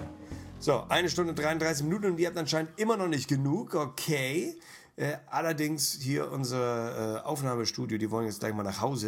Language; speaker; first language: German; native; German